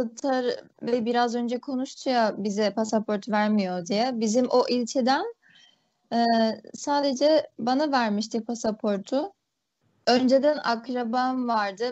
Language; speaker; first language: Turkish; early bilingual, other home language; Uyghur